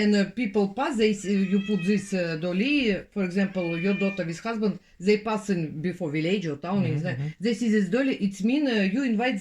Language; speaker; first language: English; non-native, learner; Russian